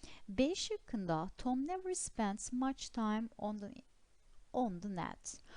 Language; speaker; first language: English; non-native, fluent; Turkish